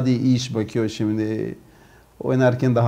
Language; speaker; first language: Turkish; non-native, learner; Portuguese